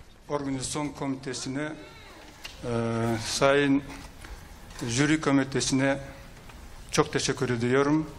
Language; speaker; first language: Turkish; native; Turkish